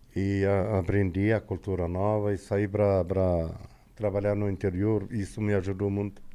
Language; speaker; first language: Portuguese; non-native, fluent; Arabic